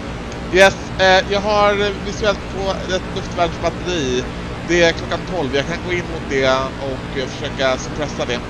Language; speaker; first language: Swedish; native; Swedish